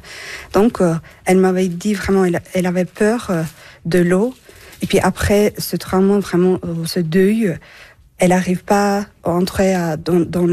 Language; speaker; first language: French; non-native, fluent; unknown